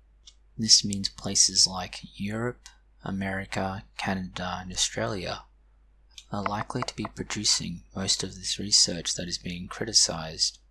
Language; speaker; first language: English; native; English